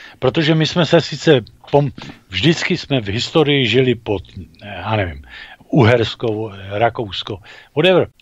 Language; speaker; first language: Czech; native; Czech